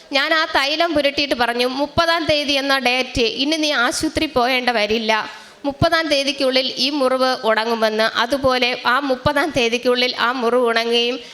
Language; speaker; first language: Malayalam; native; Malayalam